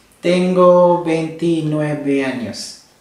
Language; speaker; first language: Spanish; non-native, learner; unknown